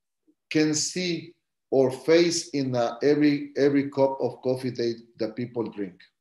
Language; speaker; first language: English; non-native, learner; Spanish